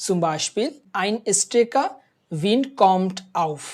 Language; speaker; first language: German; non-native, fluent; Bangla